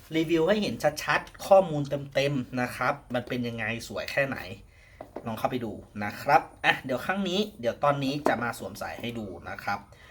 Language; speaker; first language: Thai; native; Thai